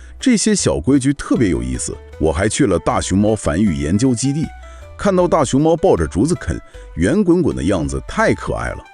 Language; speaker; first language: Chinese; non-native, fluent; English